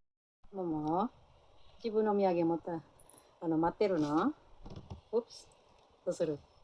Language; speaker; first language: Japanese; non-native, fluent; Filipino